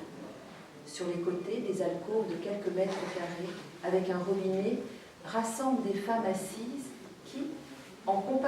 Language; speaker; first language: French; native; French